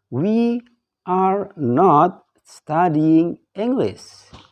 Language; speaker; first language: English; non-native, fluent; Indonesian